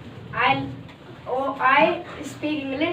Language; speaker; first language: English; non-native, learner; Hindi